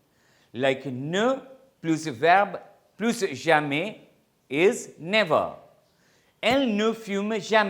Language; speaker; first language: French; non-native, fluent; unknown